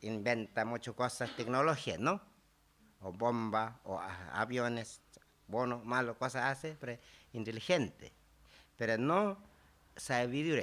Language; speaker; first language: Spanish; non-native, learner; Tibetan